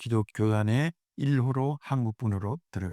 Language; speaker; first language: Korean; native; Korean